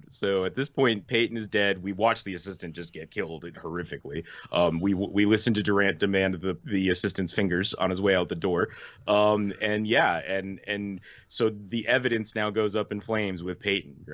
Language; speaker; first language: English; native; English